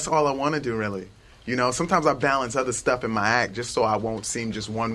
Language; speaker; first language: English; native; English